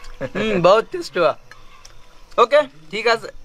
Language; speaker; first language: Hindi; non-native, learner; Bangla